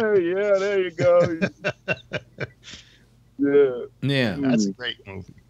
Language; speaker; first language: English; native; English